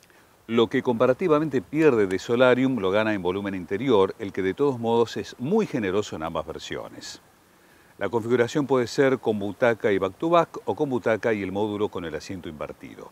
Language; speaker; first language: Spanish; native; Spanish